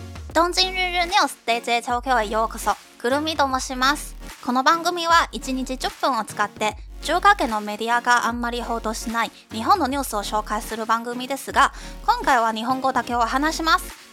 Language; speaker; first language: Japanese; non-native, fluent; Chinese